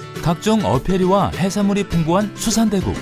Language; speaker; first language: Korean; native; Korean